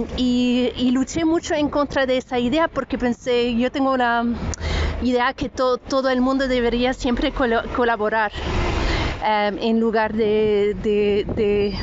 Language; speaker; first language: Spanish; non-native, fluent; French